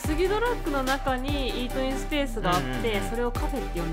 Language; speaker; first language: Japanese; native; Japanese